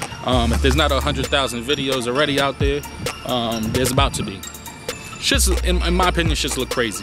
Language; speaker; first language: English; native; English